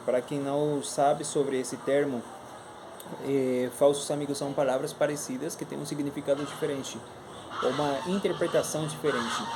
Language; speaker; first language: Portuguese; non-native, fluent; Spanish